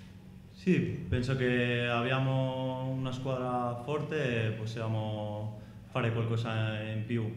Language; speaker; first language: Italian; non-native, fluent; Spanish